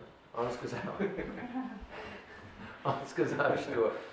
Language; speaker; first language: Russian; non-native, learner; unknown